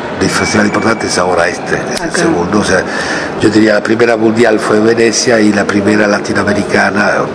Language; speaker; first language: Spanish; non-native, fluent; Italian